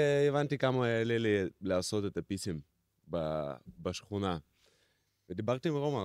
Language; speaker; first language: Hebrew; non-native, fluent; Russian